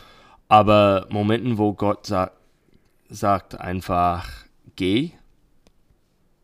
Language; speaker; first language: German; non-native, learner; English